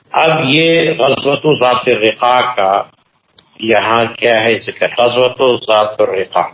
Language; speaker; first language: Urdu; non-native, local second language; Pashto